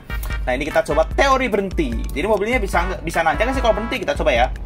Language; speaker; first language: Indonesian; native; Indonesian